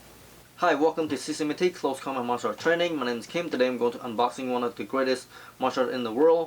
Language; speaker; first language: English; non-native, fluent; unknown